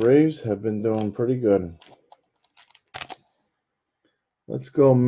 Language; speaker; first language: English; native; English